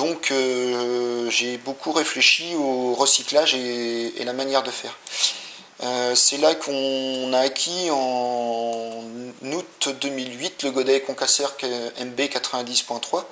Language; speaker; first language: French; native; French